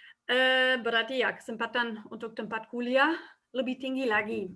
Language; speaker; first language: Indonesian; non-native, fluent; German